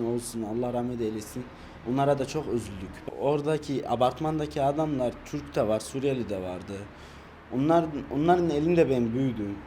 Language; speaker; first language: Turkish; non-native, fluent; Arabic